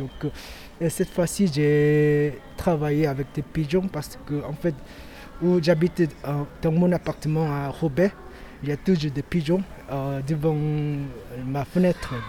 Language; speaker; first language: French; non-native, learner; Korean